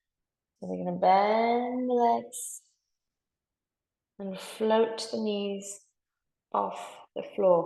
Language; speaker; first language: English; native; English